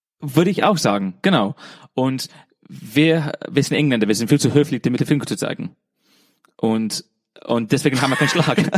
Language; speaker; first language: German; non-native, fluent; English